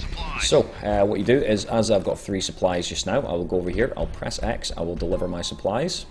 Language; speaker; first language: English; native; English